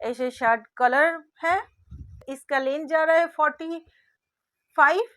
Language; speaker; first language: Hindi; non-native, local second language; Bangla